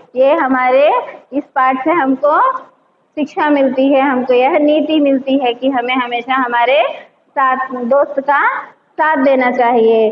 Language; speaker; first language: Hindi; non-native, local second language; Telugu